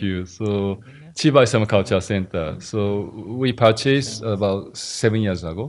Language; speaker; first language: English; non-native, learner; Japanese